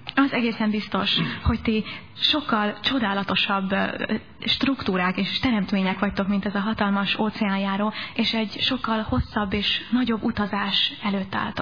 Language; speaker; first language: Hungarian; native; Hungarian